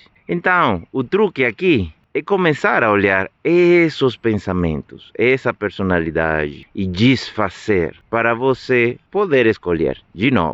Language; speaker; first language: Portuguese; non-native, fluent; Spanish